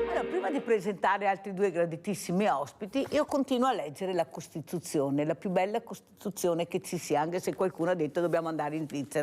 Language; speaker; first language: Italian; native; Italian